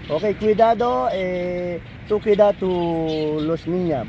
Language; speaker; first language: Spanish; non-native, learner; Filipino